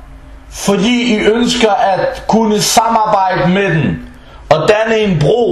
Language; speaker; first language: Danish; early bilingual, other home language; Arabic